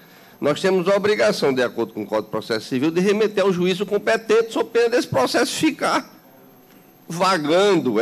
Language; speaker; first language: Portuguese; native; Portuguese